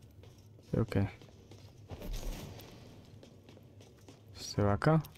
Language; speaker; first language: Spanish; native; Spanish